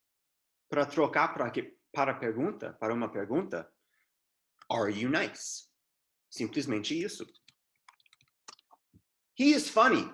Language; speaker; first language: Portuguese; non-native, fluent; English